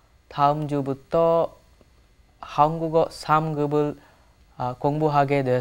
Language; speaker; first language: Korean; non-native, learner; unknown